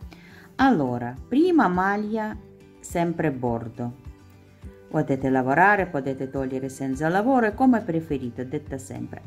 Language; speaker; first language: Italian; non-native, learner; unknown